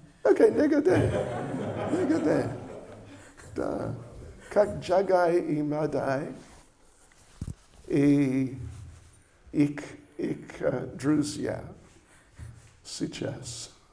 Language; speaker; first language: Russian; non-native, learner; English